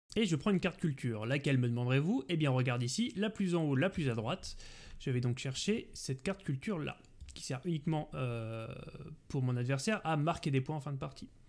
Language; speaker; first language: French; native; French